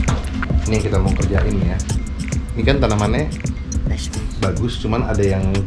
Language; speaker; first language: Indonesian; native; Indonesian